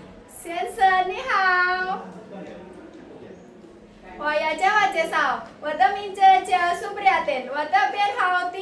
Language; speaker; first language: Chinese; non-native, learner; Indonesian